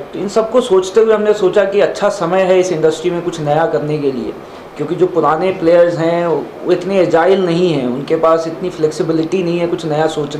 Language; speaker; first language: Hindi; native; Hindi